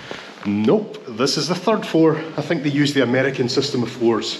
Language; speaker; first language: English; native; English